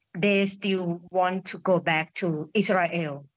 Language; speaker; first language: English; non-native, fluent; Thai